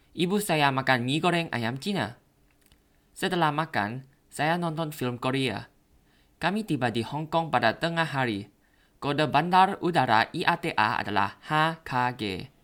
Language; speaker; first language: Indonesian; non-native, learner; Thai